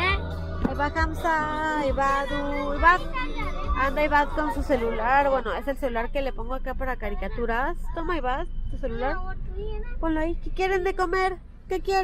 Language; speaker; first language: Spanish; native; Spanish